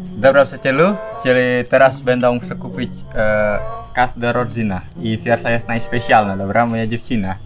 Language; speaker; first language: Polish; non-native, learner; Indonesian